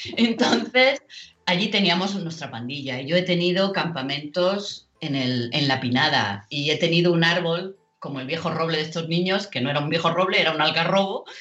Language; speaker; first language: Spanish; native; Spanish